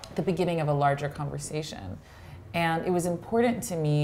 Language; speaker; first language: English; native; English